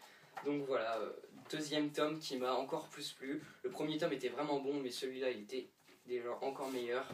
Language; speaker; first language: French; native; French